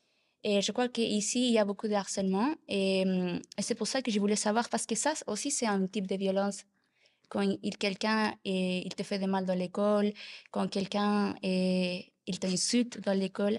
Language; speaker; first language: French; non-native, learner; Spanish